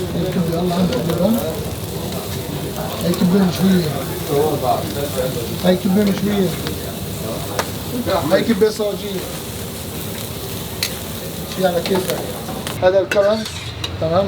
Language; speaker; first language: Arabic; native; Arabic